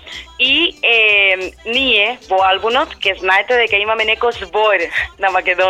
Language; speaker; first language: Macedonian; non-native, learner; Spanish